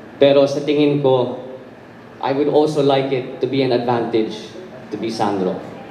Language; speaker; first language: Filipino; native; Filipino